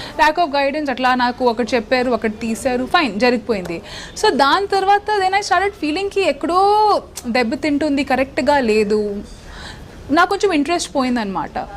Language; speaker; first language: Telugu; non-native, local second language; Odia